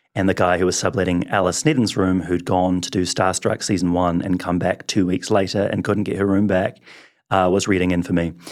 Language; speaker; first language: English; native; English